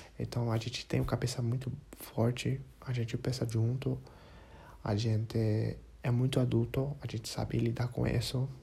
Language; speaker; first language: Portuguese; non-native, learner; English